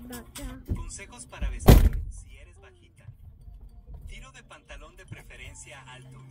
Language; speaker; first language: Spanish; native; Spanish